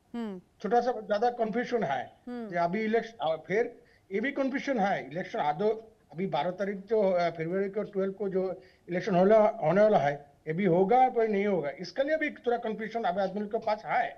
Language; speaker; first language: Hindi; non-native, local second language; Bangla